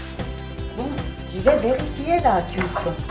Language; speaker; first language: French; non-native, fluent; Japanese